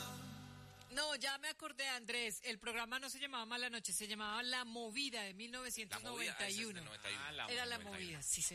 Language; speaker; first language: Spanish; native; Spanish